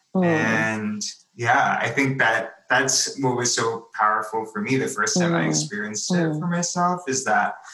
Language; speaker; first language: English; native; English